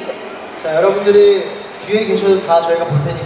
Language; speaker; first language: Korean; native; Korean